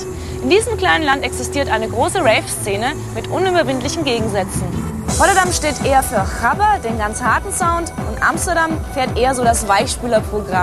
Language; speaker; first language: German; native; German